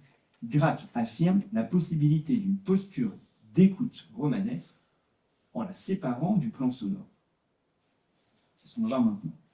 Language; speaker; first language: French; native; French